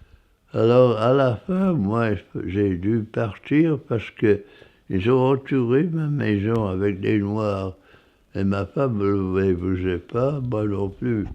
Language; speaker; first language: French; non-native, fluent; English